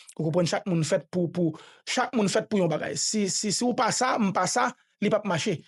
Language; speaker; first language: Haitian Creole; native; Haitian Creole